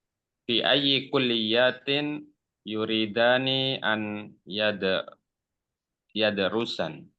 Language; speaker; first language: Arabic; non-native, learner; Indonesian